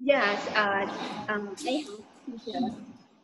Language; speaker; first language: English; non-native, learner; Thai